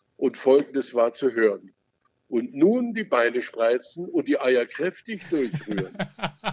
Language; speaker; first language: German; native; German